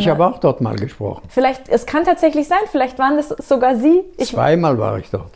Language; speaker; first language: German; non-native, fluent; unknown